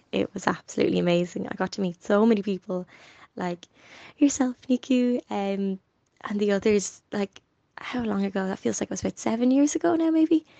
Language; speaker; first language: English; native; English